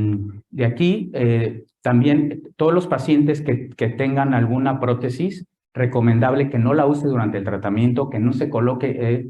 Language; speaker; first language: Spanish; native; Spanish